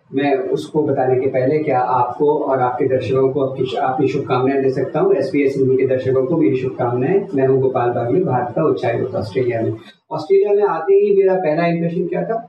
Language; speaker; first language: Hindi; native; Hindi